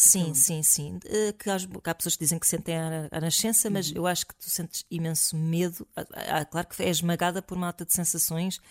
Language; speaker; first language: Portuguese; native; Portuguese